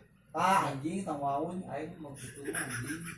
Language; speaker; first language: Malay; non-native, local second language; Sundanese